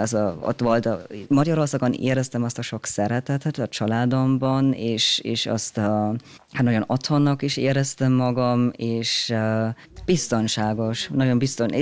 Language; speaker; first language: Hungarian; non-native, fluent; German